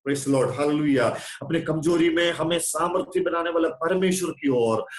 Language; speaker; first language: Hindi; non-native, local second language; Malayalam